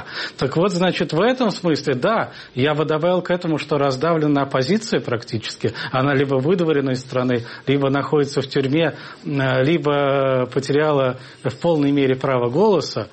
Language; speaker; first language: Russian; native; Russian